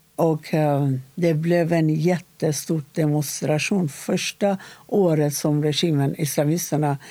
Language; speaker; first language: Swedish; non-native, fluent; Persian